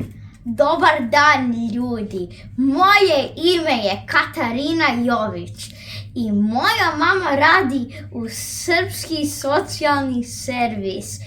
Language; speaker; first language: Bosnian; early bilingual, other home language; Serbian